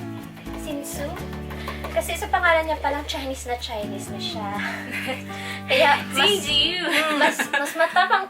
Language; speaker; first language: Filipino; non-native, local second language; Cebuano